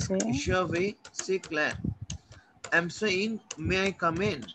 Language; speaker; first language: French; non-native, learner; Hindi